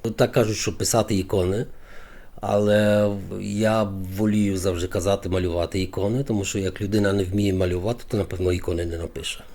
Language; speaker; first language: Ukrainian; native; Ukrainian